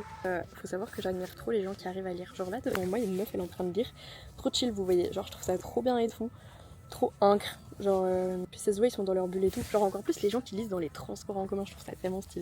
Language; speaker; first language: French; native; French